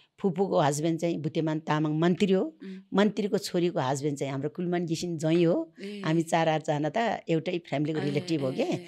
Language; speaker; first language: Nepali; non-native, local second language; Sherpa